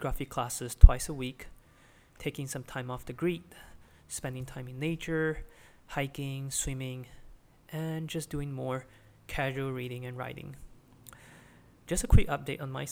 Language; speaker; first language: English; non-native, local second language; Chinese